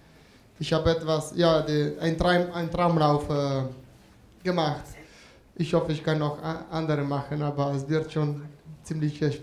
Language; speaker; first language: German; non-native, fluent; Italian